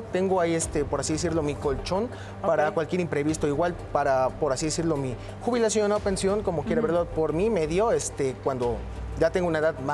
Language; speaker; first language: Spanish; native; Spanish